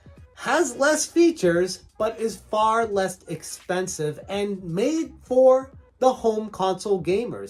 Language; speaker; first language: English; native; English